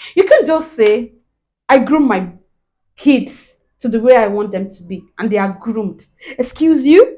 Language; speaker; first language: English; non-native, local second language; Yoruba